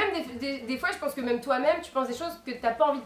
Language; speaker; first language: French; native; French